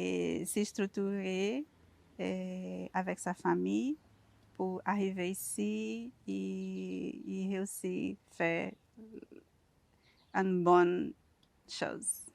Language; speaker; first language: French; non-native, learner; Portuguese